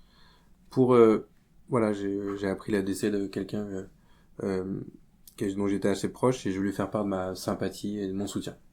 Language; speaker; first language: French; native; French